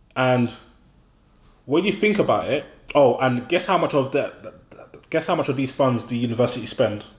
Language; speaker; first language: English; native; English